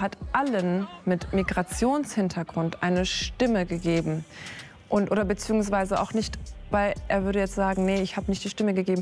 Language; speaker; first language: German; early bilingual, other home language; Kurdish